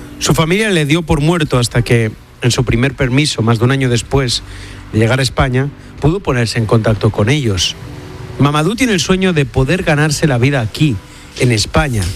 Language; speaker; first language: Spanish; native; Spanish